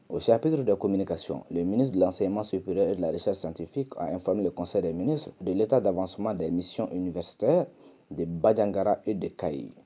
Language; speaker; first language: French; non-native, local second language; Bambara